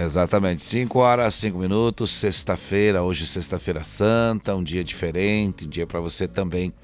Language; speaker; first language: Portuguese; native; Portuguese